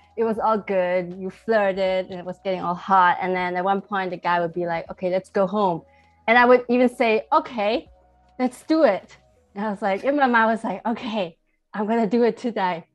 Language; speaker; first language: English; early bilingual, heritage; Chinese